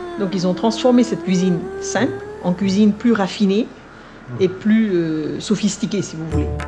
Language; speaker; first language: French; non-native, local second language; Vietnamese